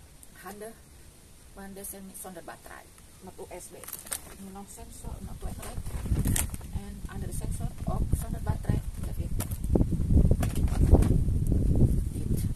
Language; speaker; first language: Dutch; non-native, learner; Indonesian